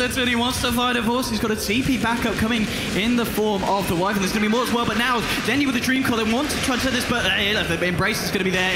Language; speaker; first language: English; native; English